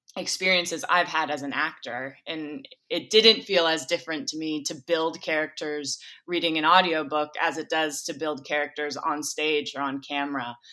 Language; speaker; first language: English; native; English